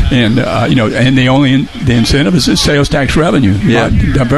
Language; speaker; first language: English; native; English